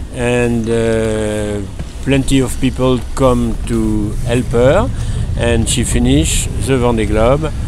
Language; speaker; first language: English; non-native, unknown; French